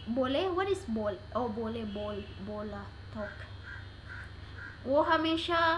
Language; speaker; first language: Hindi; non-native, learner; Indonesian